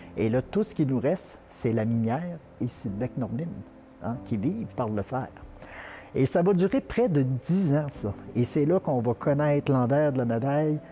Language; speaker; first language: French; native; French